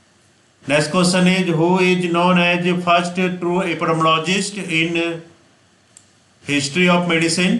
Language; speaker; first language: English; non-native, local second language; Hindi